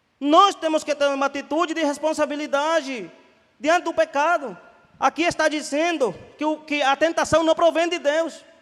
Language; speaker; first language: Portuguese; non-native, fluent; Spanish